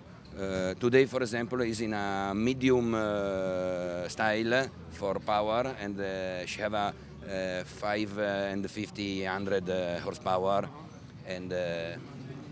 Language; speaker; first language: English; non-native, learner; Italian